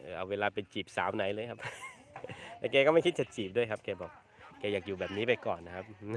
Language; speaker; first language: Thai; native; Thai